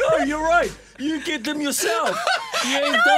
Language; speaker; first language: English; native; English